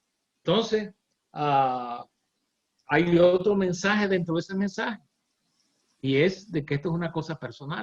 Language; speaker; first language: Spanish; early bilingual, heritage; Spanish